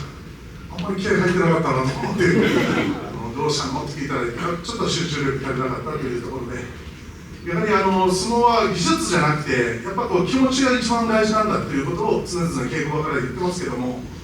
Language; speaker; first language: Japanese; native; Japanese